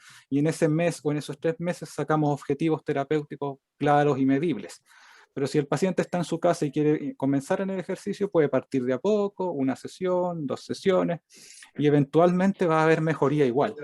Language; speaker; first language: Spanish; native; Spanish